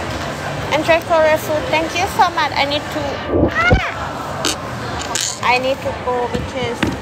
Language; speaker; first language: English; non-native, learner; Thai